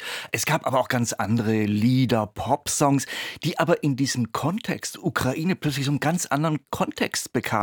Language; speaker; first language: German; native; German